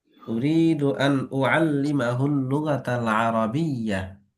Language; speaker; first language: Arabic; non-native, fluent; Bangla